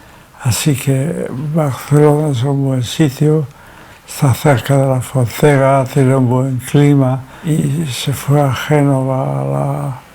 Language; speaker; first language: Spanish; early bilingual, other home language; German